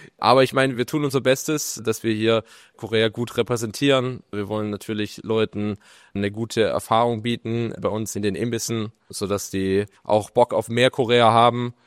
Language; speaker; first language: German; native; German